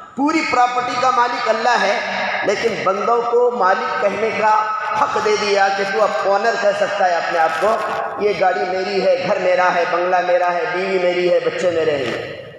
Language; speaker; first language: Urdu; native; Urdu